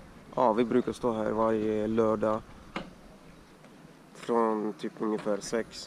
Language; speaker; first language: Swedish; early bilingual, other home language; Russian